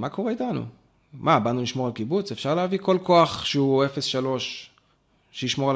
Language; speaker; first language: Hebrew; native; Hebrew